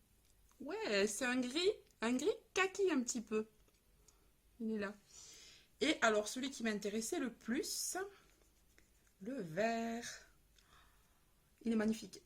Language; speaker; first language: French; native; French